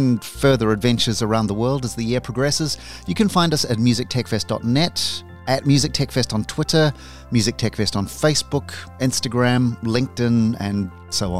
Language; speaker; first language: English; native; English